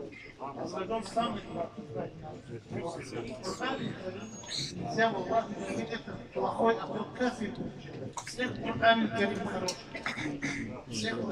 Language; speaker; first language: Russian; non-native, learner; Tajik